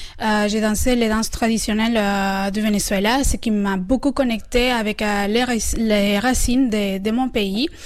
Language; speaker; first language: French; non-native, fluent; Spanish